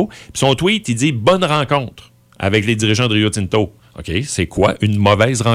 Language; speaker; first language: French; native; French